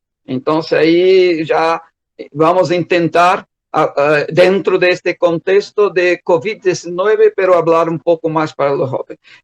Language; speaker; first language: Spanish; non-native, fluent; Portuguese